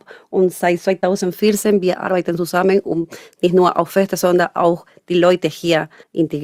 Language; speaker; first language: German; non-native, learner; Spanish